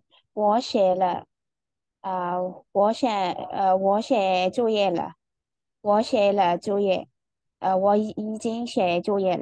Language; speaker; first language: Chinese; non-native, learner; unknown